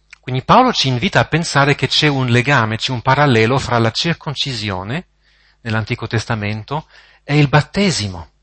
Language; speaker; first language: Italian; non-native, fluent; French